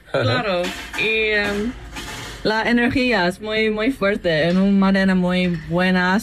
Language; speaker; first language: Spanish; non-native, fluent; English